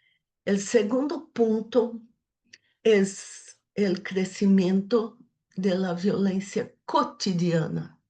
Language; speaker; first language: Spanish; non-native, fluent; Portuguese